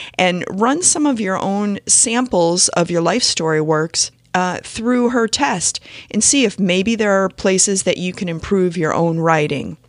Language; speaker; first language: English; native; English